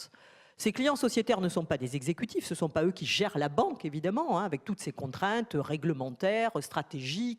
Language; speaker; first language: French; native; French